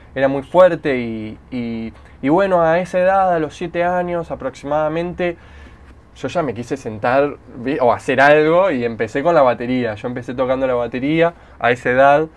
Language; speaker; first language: Spanish; native; Spanish